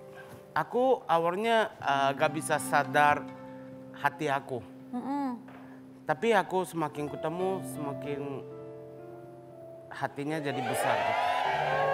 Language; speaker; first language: Indonesian; non-native, learner; Japanese